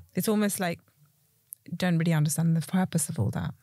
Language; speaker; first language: English; early bilingual, other home language; Hindi